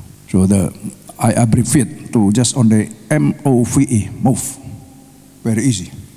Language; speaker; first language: English; non-native, fluent; Indonesian